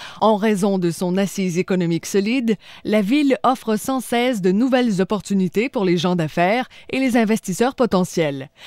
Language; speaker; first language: French; native; French